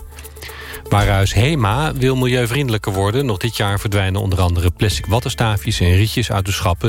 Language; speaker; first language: Dutch; native; Dutch